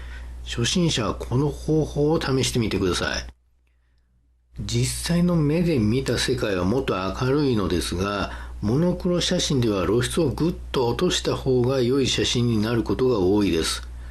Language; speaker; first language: Japanese; native; Japanese